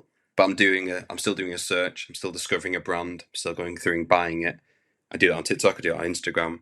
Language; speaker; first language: English; native; English